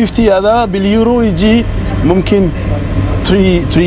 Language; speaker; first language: Arabic; non-native, learner; French